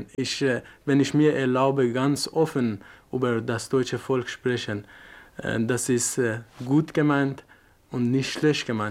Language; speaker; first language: German; non-native, fluent; Persian